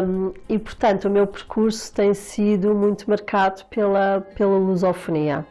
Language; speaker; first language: Portuguese; native; Portuguese